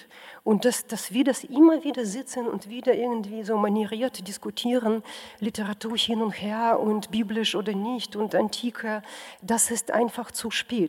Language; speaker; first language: German; non-native, fluent; Russian